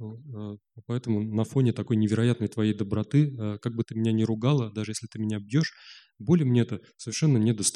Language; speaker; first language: Russian; native; Russian